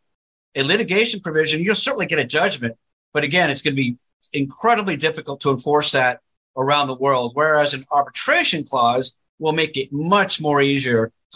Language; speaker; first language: English; native; English